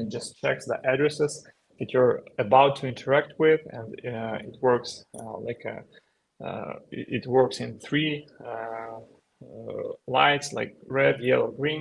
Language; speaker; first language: English; non-native, fluent; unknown